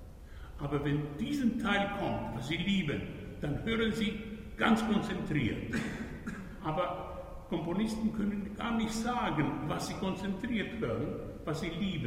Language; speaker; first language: German; non-native, fluent; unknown